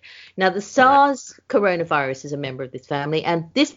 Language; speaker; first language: English; native; English